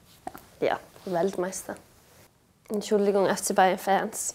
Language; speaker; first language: German; non-native, learner; Icelandic